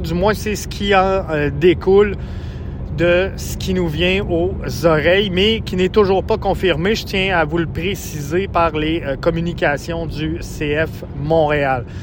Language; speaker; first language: French; native; French